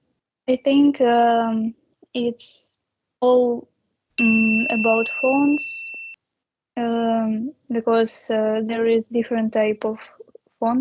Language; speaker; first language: English; non-native, learner; Russian